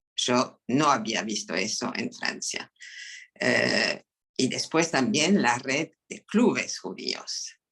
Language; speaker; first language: Spanish; non-native, fluent; French